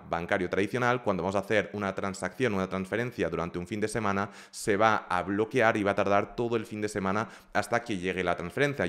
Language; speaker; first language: Spanish; native; Spanish